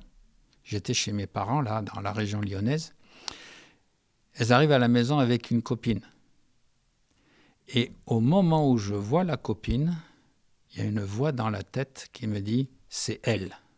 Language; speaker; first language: French; early bilingual, heritage; French